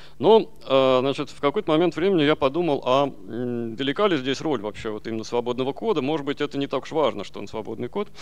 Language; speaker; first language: Russian; native; Russian